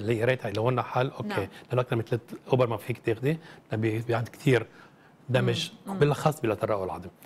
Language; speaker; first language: Arabic; native; Arabic